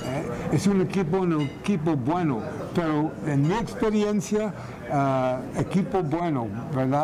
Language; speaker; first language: Spanish; non-native, fluent; English